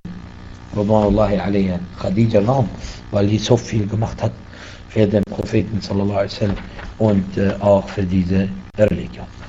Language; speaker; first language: German; non-native, fluent; Arabic